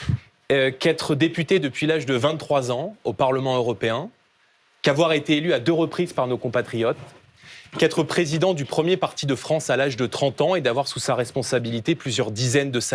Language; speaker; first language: French; native; French